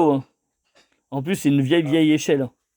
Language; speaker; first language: French; native; French